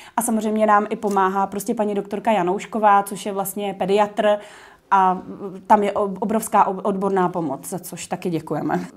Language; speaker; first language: Czech; native; Czech